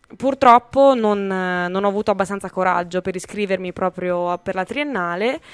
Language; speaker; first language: Italian; native; Italian